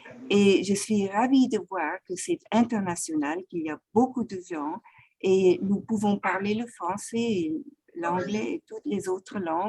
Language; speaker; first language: French; non-native, fluent; Swiss German